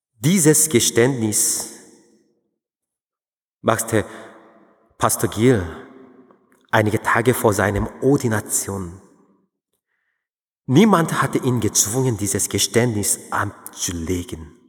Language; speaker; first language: German; non-native, fluent; Korean